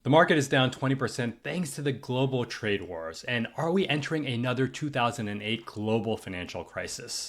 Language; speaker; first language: English; native; English